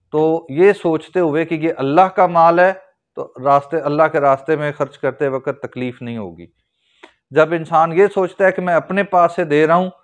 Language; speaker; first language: Urdu; native; Urdu